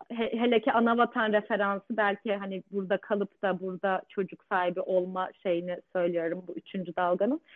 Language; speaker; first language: Turkish; native; Turkish